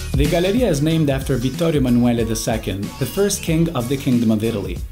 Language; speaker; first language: English; non-native, fluent; Italian